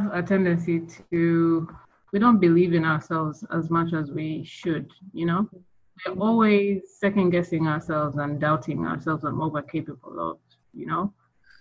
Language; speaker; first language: English; non-native, local second language; Ganda